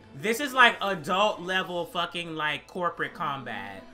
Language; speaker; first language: English; native; English